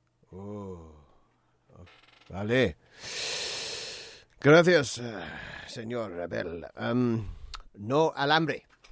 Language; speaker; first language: Spanish; non-native, learner; English